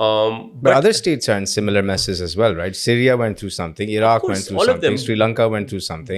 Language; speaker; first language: English; non-native, local second language; Urdu